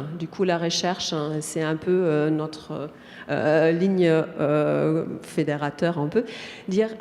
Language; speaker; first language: French; non-native, fluent; German